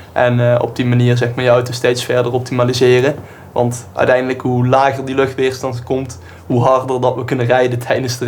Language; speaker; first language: Dutch; native; Dutch